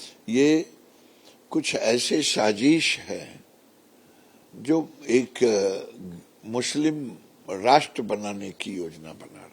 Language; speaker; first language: Hindi; native; Hindi